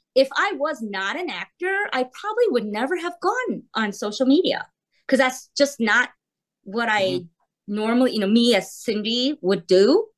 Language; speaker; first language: English; early bilingual, heritage; Korean